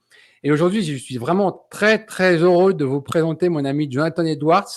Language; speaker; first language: French; native; French